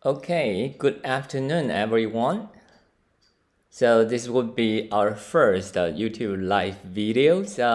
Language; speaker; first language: English; non-native, fluent; Chinese